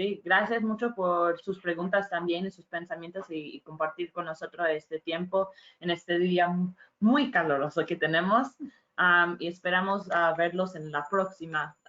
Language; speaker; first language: Spanish; non-native, fluent; English